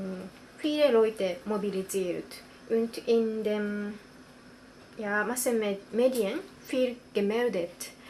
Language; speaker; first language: German; non-native, learner; Japanese